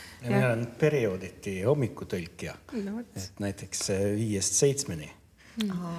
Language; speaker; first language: Estonian; non-native, fluent; Norwegian